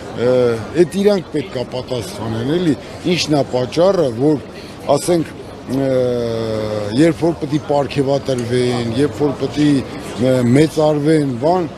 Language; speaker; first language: Armenian; native; Armenian